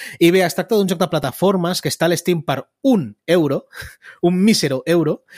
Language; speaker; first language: Catalan; early bilingual, other home language; Spanish